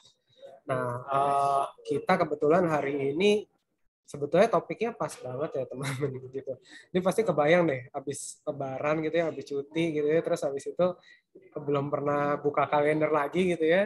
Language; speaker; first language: Indonesian; native; Indonesian